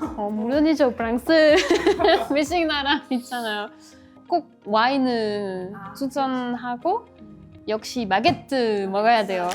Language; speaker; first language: Korean; non-native, learner; French